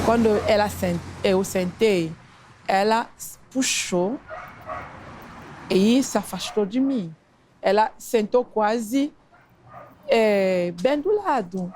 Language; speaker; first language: Portuguese; non-native, fluent; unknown